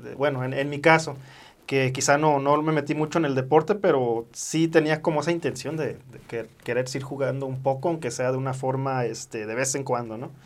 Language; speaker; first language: Spanish; early bilingual, heritage; Spanish